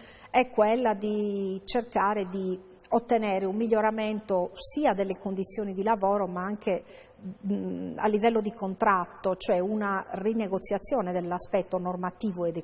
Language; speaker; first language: Italian; native; Italian